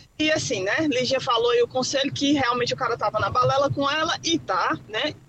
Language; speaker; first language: Portuguese; native; Portuguese